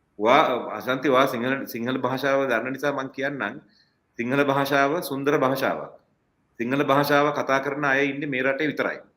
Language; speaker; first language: Sinhala; non-native, local second language; Tamil